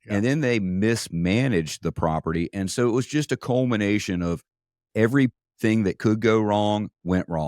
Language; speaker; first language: English; native; English